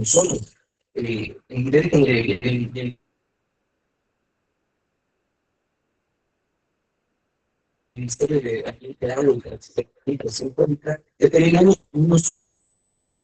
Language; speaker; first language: Spanish; native; Spanish